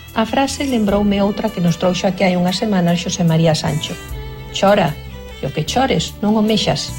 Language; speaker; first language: Galician; native; Galician